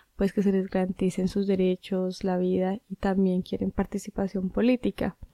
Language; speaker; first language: Spanish; native; Spanish